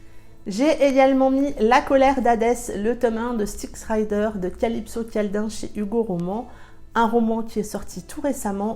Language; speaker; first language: French; native; French